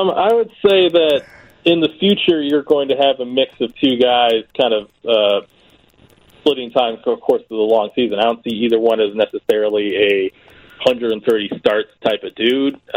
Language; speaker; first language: English; native; English